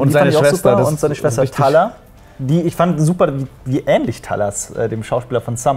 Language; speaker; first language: German; native; German